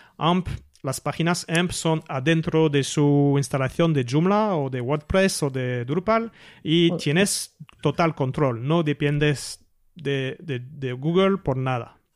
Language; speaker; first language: Spanish; non-native, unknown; French